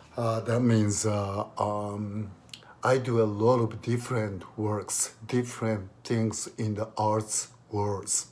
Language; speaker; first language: English; non-native, fluent; Japanese